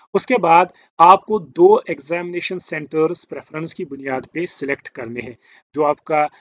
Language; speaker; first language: Hindi; native; Hindi